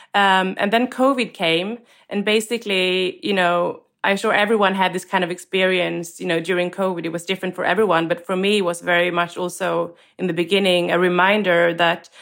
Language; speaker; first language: English; non-native, fluent; Swedish